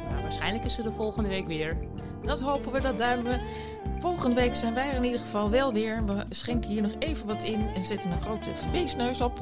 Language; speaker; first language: Dutch; native; Dutch